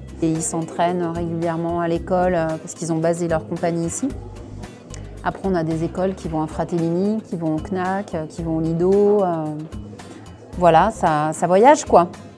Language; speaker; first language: French; native; French